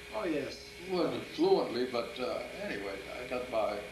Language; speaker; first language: English; early bilingual, other home language; Italian